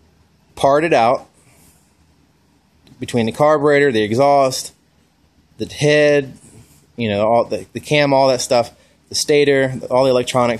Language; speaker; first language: English; native; English